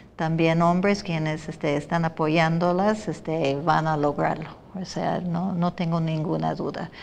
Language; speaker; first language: Spanish; non-native, fluent; English